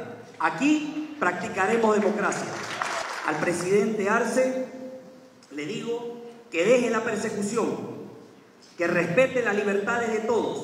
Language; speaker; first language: Spanish; native; Spanish